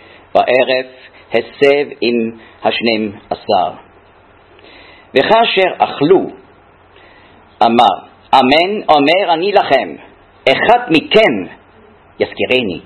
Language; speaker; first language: Hebrew; non-native, fluent; German